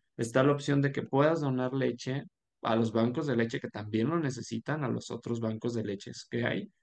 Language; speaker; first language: Spanish; native; Spanish